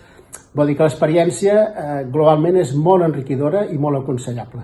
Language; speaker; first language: Catalan; native; Catalan